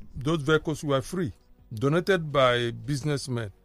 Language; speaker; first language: English; non-native, local second language; Igbo